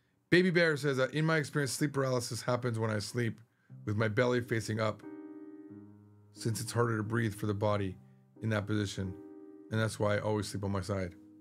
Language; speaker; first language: English; native; English